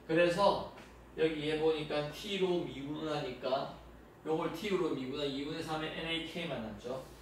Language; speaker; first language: Korean; native; Korean